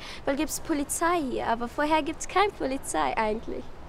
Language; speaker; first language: German; non-native, learner; Arabic